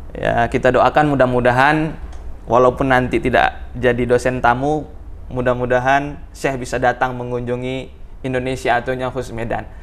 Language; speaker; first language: Indonesian; native; Indonesian